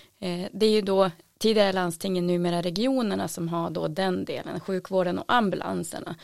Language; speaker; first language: Swedish; native; Swedish